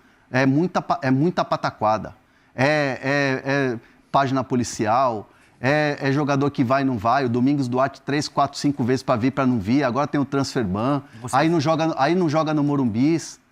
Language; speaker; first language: Portuguese; native; Portuguese